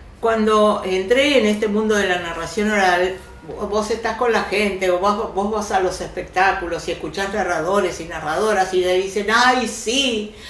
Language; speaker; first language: Spanish; early bilingual, other home language; Yiddish